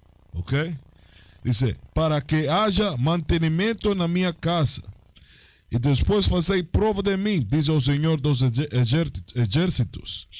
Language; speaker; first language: Portuguese; non-native, learner; Spanish